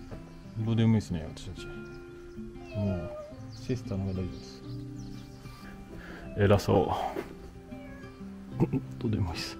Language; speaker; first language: Japanese; non-native, learner; French